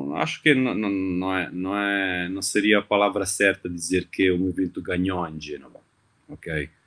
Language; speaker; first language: Portuguese; non-native, fluent; Italian